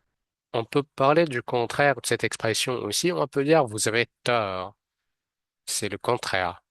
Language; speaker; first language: French; non-native, fluent; Arabic